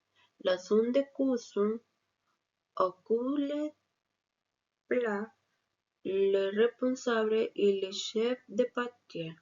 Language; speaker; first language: French; non-native, learner; Spanish